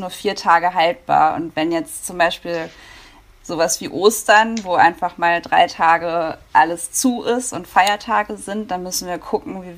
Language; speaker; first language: German; native; German